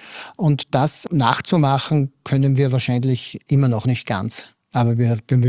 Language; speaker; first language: German; native; German